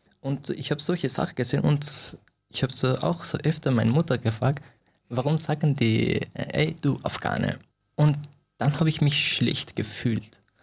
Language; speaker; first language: German; non-native, fluent; Persian